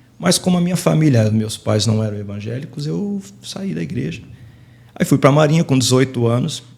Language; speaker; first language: Portuguese; native; Portuguese